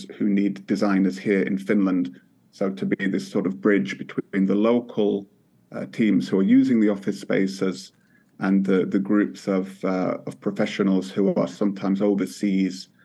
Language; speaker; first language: English; native; English